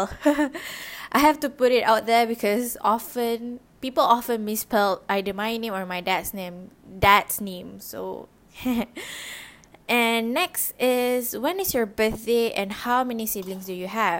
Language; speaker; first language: English; non-native, local second language; Malay